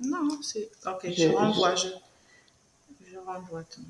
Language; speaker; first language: French; non-native, fluent; Portuguese